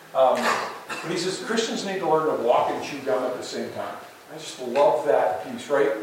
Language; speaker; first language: English; native; English